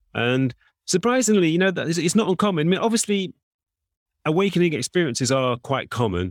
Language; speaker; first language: English; native; English